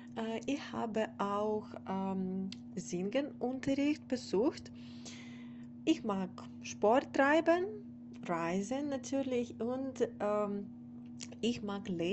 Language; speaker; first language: German; non-native, learner; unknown